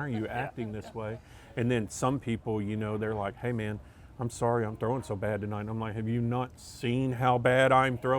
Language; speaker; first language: English; native; English